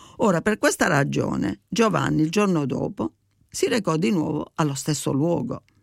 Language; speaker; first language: Italian; early bilingual, heritage; Italian